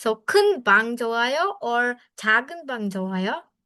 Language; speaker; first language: Korean; non-native, fluent; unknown